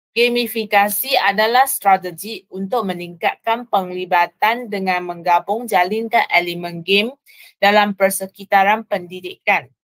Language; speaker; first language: Malay; non-native, local second language; Chinese